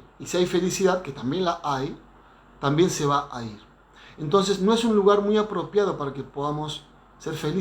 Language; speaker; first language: Spanish; native; Spanish